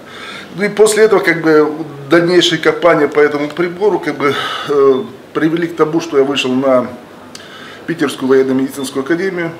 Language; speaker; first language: Russian; native; Russian